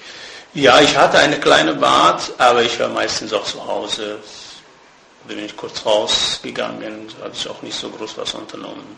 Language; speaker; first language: German; non-native, fluent; Persian